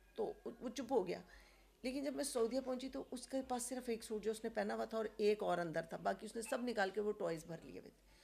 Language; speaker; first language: Urdu; native; Urdu